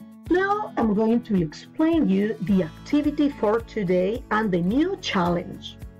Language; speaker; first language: English; non-native, fluent; Spanish